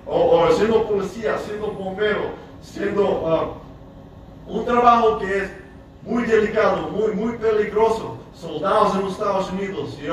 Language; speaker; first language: Spanish; early bilingual, heritage; English